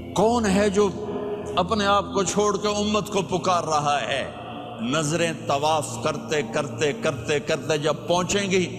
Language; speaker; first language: Urdu; non-native, local second language; Punjabi